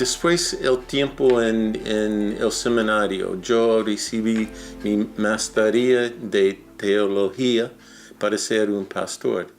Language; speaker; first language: Spanish; non-native, fluent; English